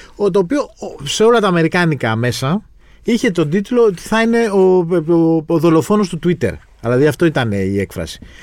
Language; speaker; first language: Greek; native; Greek